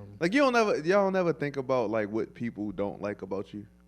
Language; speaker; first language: English; native; English